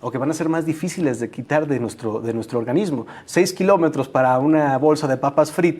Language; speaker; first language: Spanish; native; Spanish